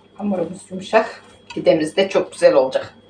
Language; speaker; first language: Turkish; native; Turkish